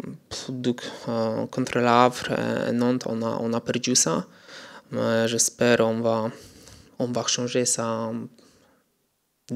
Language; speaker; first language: French; non-native, learner; Polish